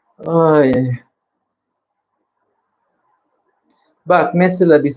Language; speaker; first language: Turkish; non-native, learner; Filipino